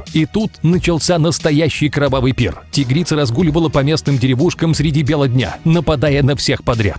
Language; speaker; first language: Russian; native; Russian